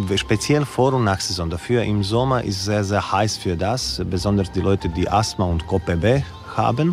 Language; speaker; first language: German; non-native, learner; Croatian